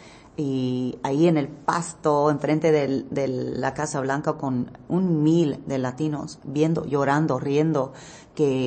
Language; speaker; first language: Spanish; early bilingual, heritage; English